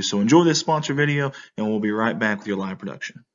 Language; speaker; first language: English; native; English